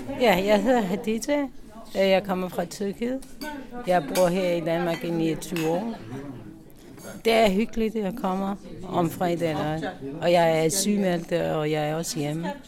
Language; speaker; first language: Danish; non-native, learner; Turkish